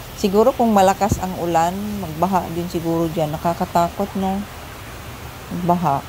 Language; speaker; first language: Filipino; non-native, local second language; Cebuano